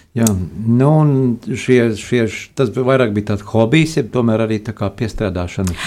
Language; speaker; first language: Latvian; native; Latvian